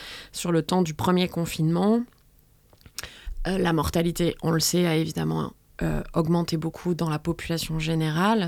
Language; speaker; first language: French; native; French